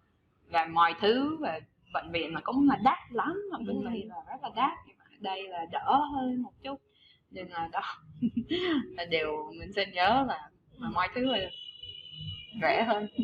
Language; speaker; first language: Vietnamese; non-native, fluent; English